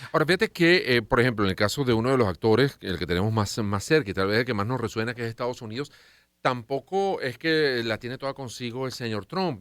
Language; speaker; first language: Spanish; native; Spanish